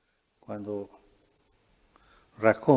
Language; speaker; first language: Italian; non-native, fluent; Spanish